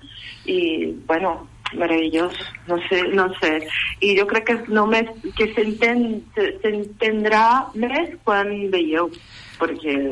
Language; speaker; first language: Catalan; non-native, fluent; Portuguese